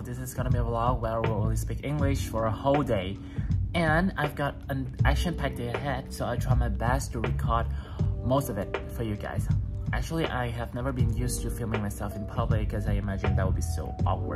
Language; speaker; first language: English; non-native, fluent; Vietnamese